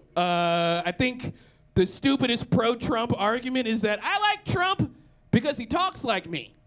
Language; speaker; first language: English; native; English